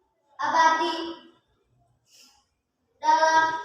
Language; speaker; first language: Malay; non-native, local second language; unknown